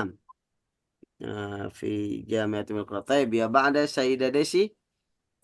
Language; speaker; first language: Arabic; non-native, fluent; Indonesian